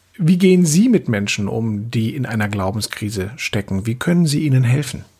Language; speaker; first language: German; native; German